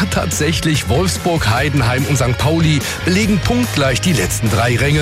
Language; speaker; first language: German; native; German